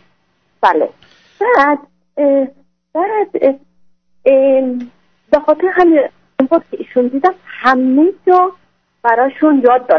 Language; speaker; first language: Persian; non-native, fluent; French